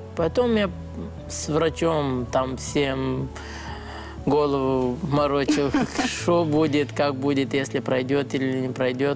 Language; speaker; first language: Russian; non-native, learner; Romanian